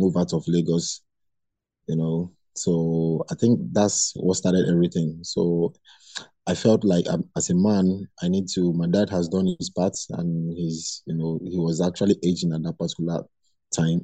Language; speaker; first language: English; non-native, local second language; Igbo